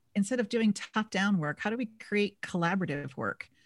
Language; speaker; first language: English; native; English